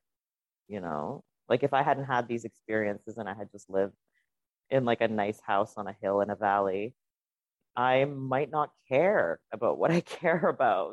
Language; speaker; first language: English; non-native, fluent; Russian